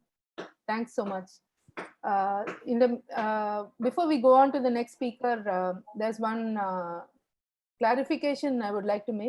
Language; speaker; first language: English; non-native, local second language; Tamil